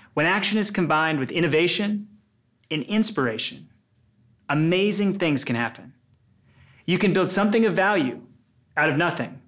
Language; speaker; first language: English; native; English